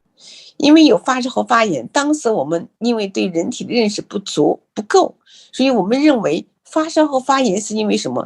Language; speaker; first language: Chinese; native; Chinese